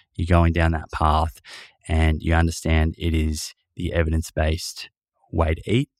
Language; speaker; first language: English; native; English